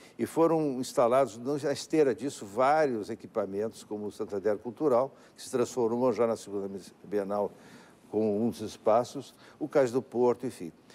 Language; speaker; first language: Portuguese; native; Portuguese